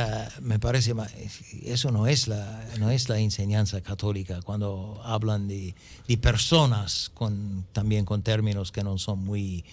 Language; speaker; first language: Spanish; non-native, fluent; English